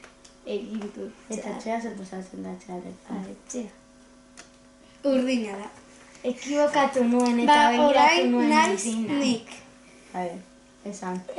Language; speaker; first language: Basque; non-native, local second language; Spanish